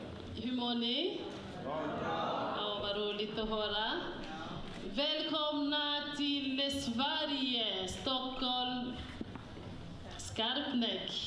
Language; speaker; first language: Swedish; non-native, fluent; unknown